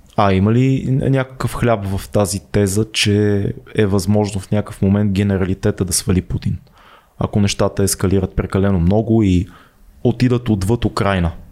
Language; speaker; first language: Bulgarian; native; Bulgarian